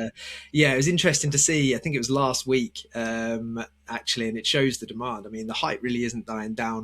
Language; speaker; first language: English; native; English